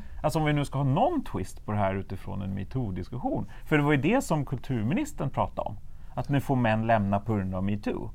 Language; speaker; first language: Swedish; native; Swedish